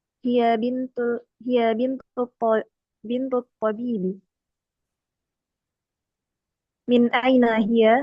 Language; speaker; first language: Arabic; non-native, learner; Indonesian